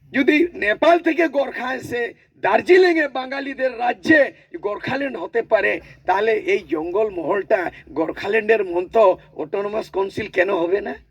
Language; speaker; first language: Bangla; non-native, local second language; Santali